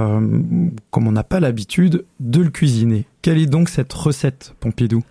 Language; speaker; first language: French; native; French